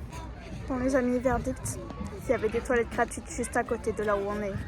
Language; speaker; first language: French; native; French